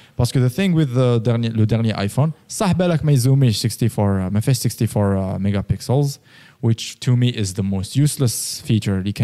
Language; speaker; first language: English; non-native, fluent; Arabic